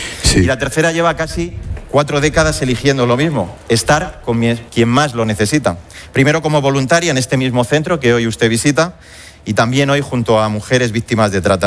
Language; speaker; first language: Spanish; native; Spanish